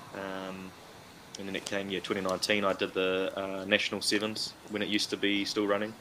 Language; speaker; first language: English; native; English